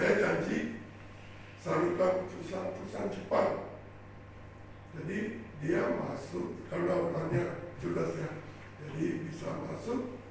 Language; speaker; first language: Indonesian; non-native, fluent; Japanese